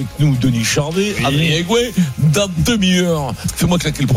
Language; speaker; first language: French; native; French